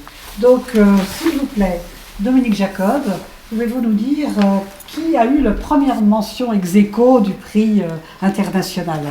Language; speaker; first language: French; native; French